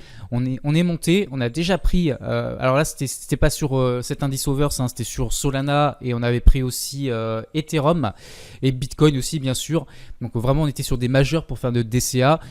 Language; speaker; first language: French; native; French